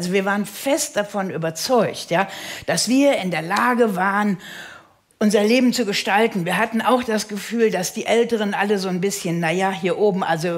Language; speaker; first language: German; native; German